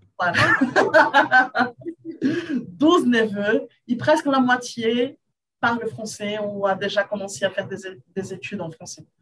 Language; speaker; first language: French; non-native, fluent; Portuguese